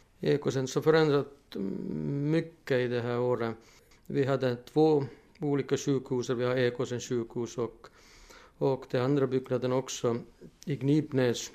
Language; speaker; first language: Swedish; non-native, fluent; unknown